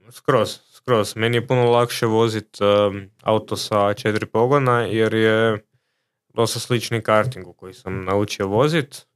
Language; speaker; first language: Croatian; native; Croatian